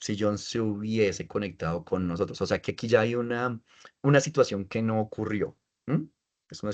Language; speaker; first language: Spanish; native; Spanish